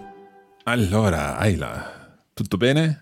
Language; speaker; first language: Italian; non-native, fluent; English